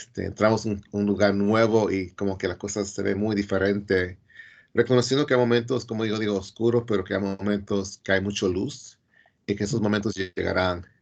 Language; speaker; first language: Spanish; early bilingual, heritage; Spanish